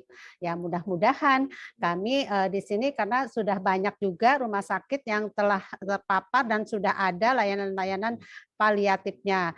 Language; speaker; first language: Indonesian; native; Indonesian